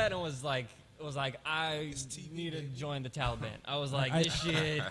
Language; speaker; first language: English; early bilingual, other home language; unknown